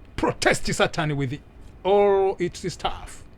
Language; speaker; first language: English; non-native, local second language; Swahili